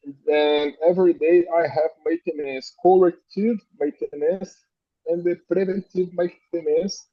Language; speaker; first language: English; non-native, learner; Portuguese